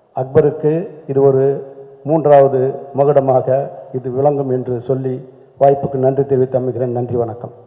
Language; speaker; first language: Tamil; native; Tamil